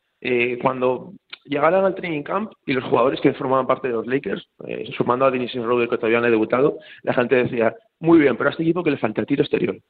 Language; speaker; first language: Spanish; native; Spanish